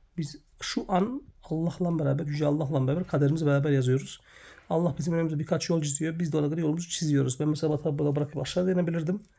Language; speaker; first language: Turkish; native; Turkish